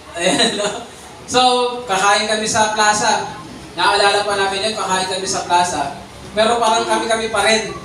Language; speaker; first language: Filipino; native; Filipino